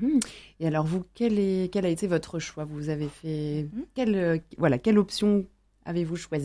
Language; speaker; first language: French; native; French